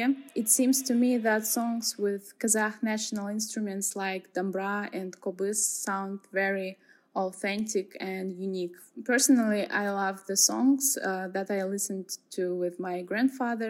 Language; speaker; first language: English; non-native, fluent; Kazakh